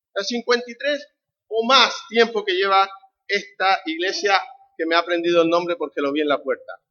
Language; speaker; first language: Spanish; native; Spanish